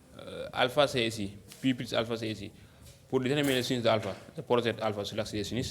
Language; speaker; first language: French; non-native, local second language; Wolof